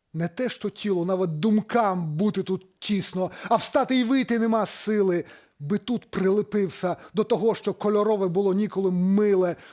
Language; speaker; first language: Belarusian; native; Belarusian